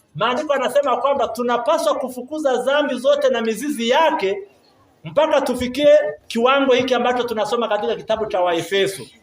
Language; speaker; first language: Swahili; non-native, local second language; Kinyarwanda